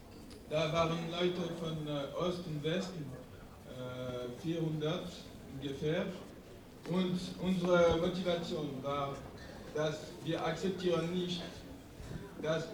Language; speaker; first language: German; non-native, learner; French